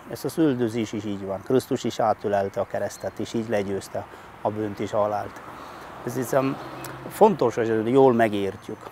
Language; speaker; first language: Hungarian; non-native, fluent; Malayalam